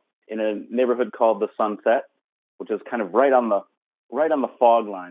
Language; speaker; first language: English; native; English